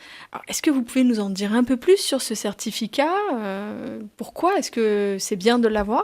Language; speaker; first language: French; native; French